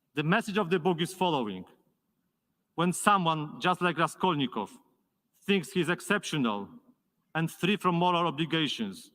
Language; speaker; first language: English; non-native, fluent; Polish